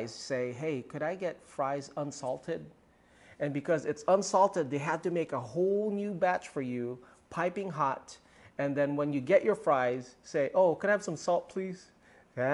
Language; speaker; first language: English; non-native, local second language; Filipino